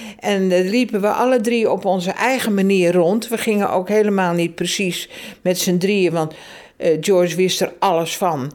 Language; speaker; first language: Dutch; native; Dutch